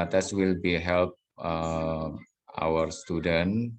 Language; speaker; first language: English; non-native, learner; Indonesian